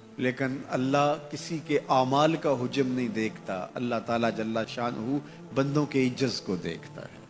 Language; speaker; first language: Urdu; non-native, local second language; Punjabi